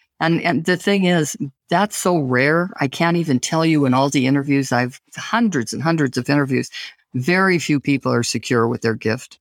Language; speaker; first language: English; native; English